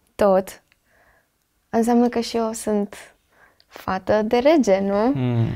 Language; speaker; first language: Romanian; early bilingual, heritage; Romanian